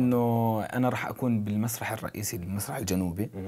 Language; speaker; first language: Arabic; native; Arabic